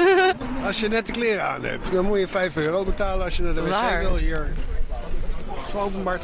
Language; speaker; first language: Dutch; native; Dutch